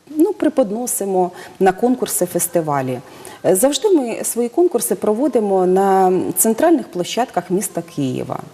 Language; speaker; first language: Ukrainian; native; Ukrainian